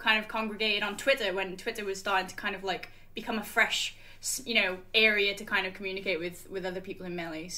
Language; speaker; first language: English; native; English